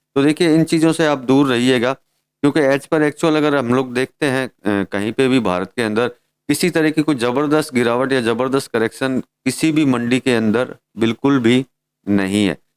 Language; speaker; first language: Hindi; native; Hindi